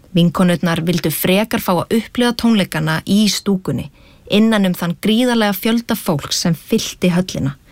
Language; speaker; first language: Icelandic; native; Icelandic